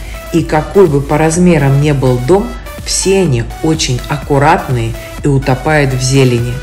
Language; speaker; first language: Russian; native; Russian